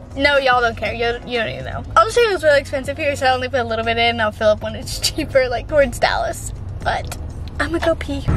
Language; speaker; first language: English; native; English